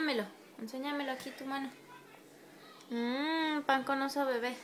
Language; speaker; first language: Spanish; native; Spanish